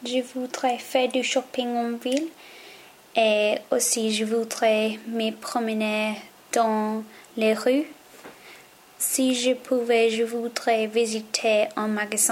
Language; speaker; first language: French; non-native, learner; English